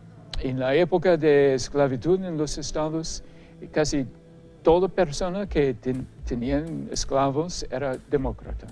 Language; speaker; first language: Spanish; non-native, fluent; English